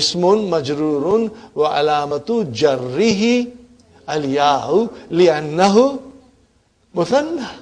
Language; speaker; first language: Arabic; non-native, fluent; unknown